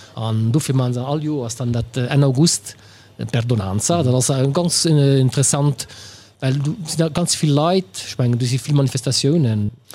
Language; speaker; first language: Luxembourgish; early bilingual, other home language; Italian